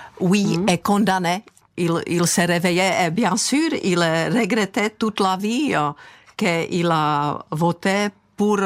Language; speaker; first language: French; non-native, fluent; Czech